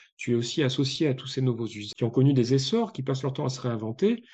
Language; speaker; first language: French; native; French